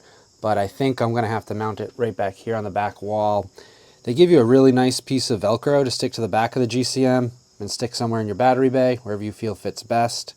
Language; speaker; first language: English; native; English